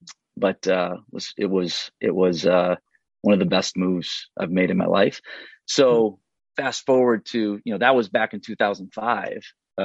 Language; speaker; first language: English; native; English